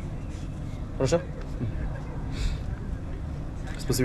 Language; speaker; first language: Russian; non-native, learner; English